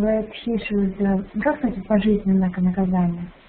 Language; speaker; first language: Russian; native; Russian